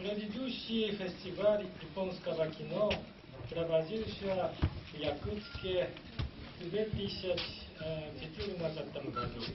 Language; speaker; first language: Russian; non-native, fluent; Japanese